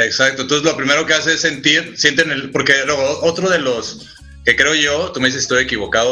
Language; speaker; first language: Spanish; native; Spanish